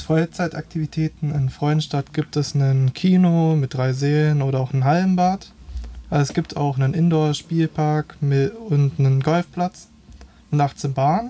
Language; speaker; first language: German; native; German